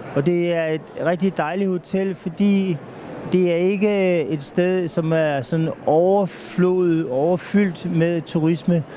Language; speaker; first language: Danish; native; Danish